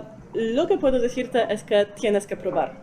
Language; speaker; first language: Spanish; non-native, fluent; Polish